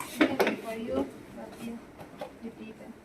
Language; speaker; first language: English; non-native, learner; Indonesian